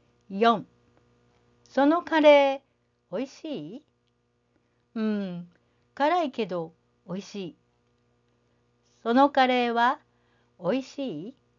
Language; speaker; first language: Japanese; native; Japanese